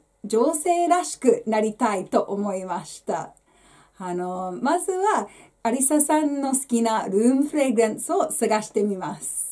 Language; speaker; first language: Japanese; non-native, fluent; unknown